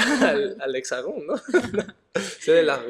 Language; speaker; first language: French; non-native, learner; Spanish